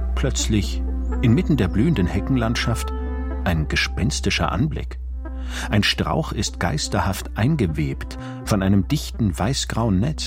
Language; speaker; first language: German; native; German